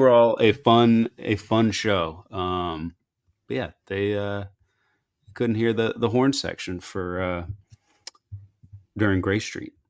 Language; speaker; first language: English; native; English